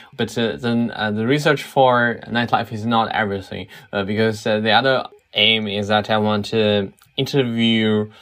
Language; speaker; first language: English; non-native, fluent; Chinese